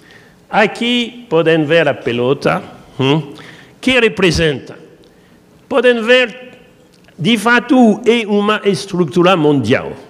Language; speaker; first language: Portuguese; non-native, learner; French